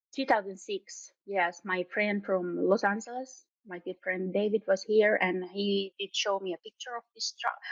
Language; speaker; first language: English; non-native, fluent; Finnish